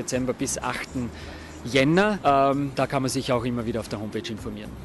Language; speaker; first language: German; native; German